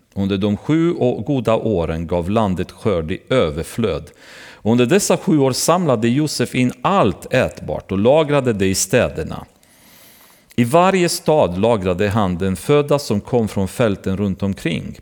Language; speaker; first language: Swedish; non-native, fluent; Romanian